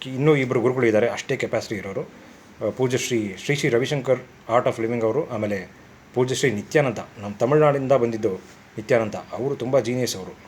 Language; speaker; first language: Kannada; non-native, local second language; Tamil